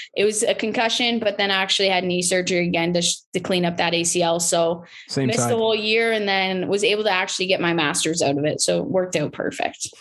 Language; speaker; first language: English; native; English